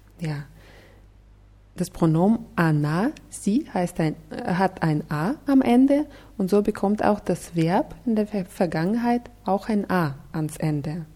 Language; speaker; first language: German; non-native, fluent; Russian